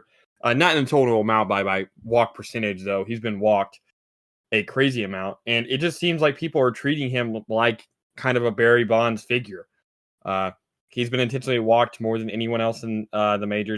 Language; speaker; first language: English; native; English